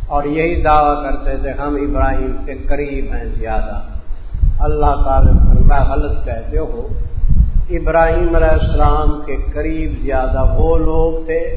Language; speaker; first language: Urdu; non-native, local second language; Saraiki